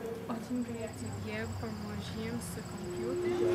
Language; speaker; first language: Russian; non-native, learner; English